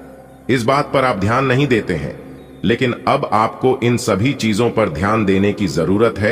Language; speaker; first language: Hindi; native; Hindi